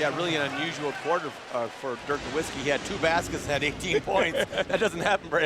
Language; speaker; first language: English; native; English